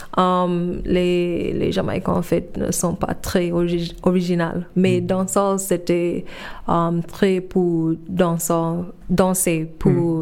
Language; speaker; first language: French; non-native, fluent; English